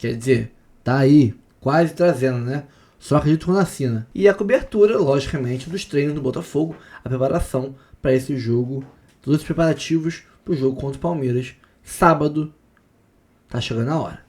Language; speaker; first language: Portuguese; native; Portuguese